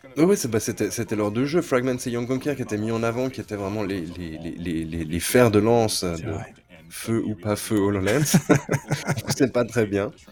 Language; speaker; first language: French; native; French